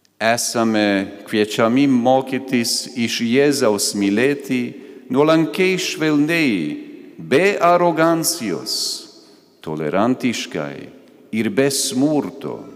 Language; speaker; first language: Lithuanian; non-native, fluent; Croatian